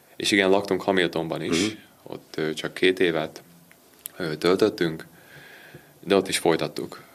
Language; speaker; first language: Hungarian; early bilingual, heritage; Hungarian